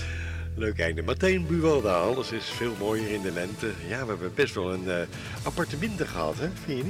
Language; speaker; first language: Dutch; native; Dutch